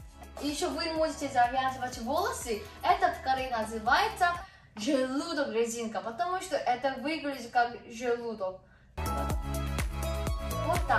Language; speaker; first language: Russian; non-native, fluent; Korean